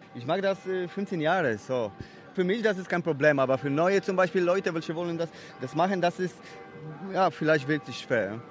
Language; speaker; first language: German; non-native, fluent; Polish